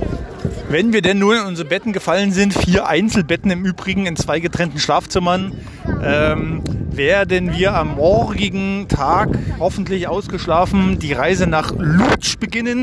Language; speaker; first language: German; native; German